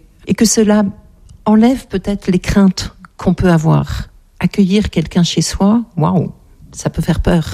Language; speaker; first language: French; native; French